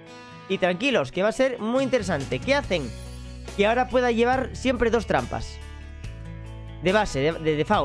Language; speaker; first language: Spanish; native; Spanish